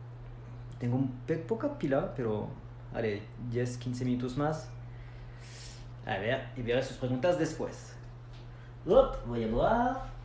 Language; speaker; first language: Spanish; non-native, fluent; French